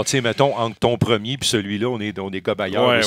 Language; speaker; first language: French; native; French